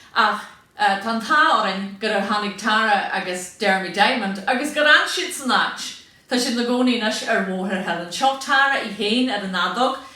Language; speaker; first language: Irish; native; Irish